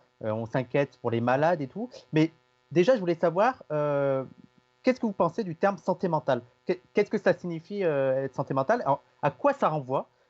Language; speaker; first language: French; native; French